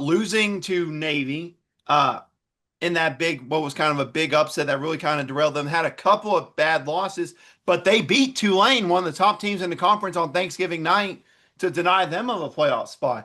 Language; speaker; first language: English; native; English